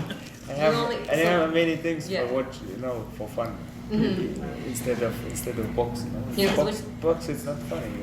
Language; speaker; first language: English; non-native, learner; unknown